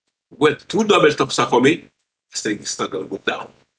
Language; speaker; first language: English; non-native, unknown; Haitian Creole